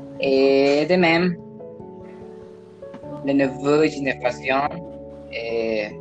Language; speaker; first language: French; non-native, learner; Spanish